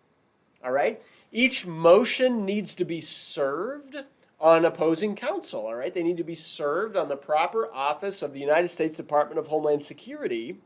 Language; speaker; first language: English; native; English